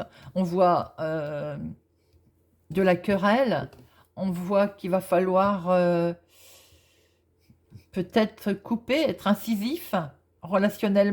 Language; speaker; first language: French; native; French